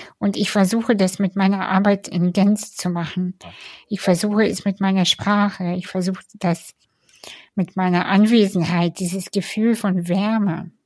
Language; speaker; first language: German; early bilingual, other home language; Russian